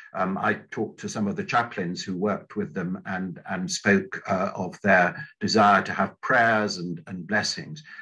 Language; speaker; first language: English; native; English